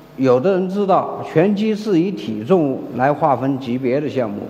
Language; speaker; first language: Chinese; native; Chinese